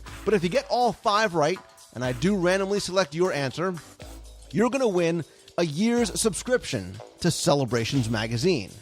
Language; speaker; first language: English; native; English